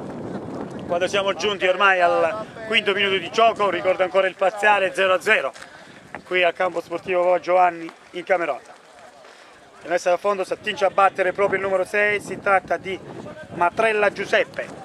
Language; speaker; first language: Italian; native; Italian